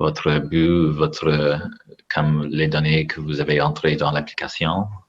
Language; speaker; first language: French; non-native, learner; English